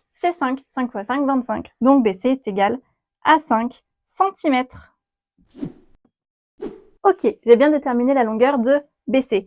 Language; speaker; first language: French; native; French